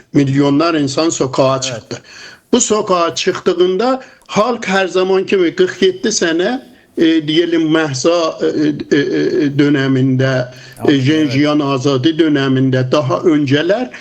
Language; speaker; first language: Turkish; non-native, fluent; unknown